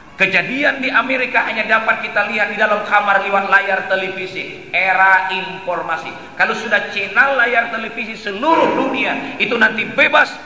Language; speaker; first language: Indonesian; non-native, local second language; Banjar